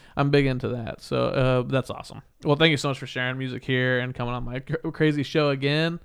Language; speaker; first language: English; native; English